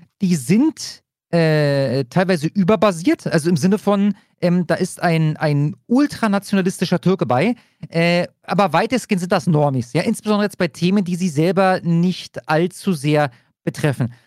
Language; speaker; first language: German; native; German